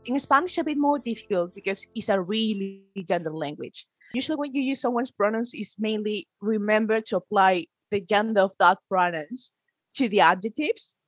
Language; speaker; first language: English; non-native, fluent; Spanish